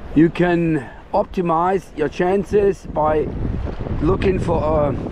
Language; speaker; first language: English; non-native, fluent; Danish